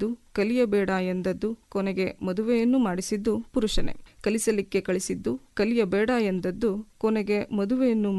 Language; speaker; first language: Kannada; native; Kannada